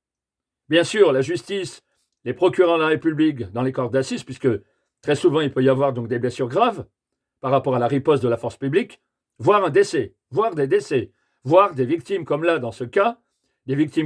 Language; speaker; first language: French; native; French